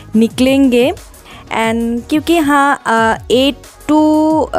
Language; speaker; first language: Hindi; non-native, local second language; Assamese